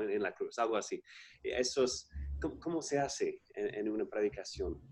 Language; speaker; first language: Spanish; non-native, fluent; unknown